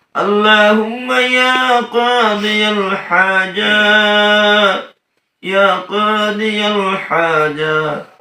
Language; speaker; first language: Arabic; non-native, fluent; Bangla